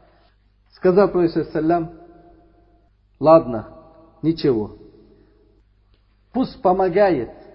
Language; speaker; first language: Russian; non-native, learner; Uzbek